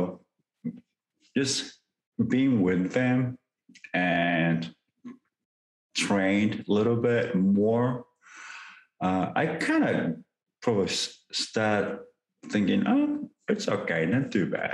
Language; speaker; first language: English; non-native, fluent; Japanese